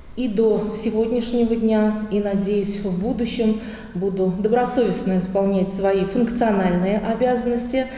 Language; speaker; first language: Russian; native; Russian